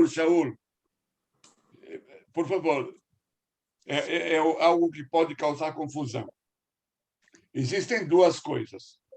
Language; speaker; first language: Portuguese; non-native, fluent; Spanish